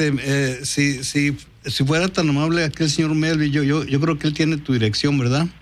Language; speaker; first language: Spanish; native; Spanish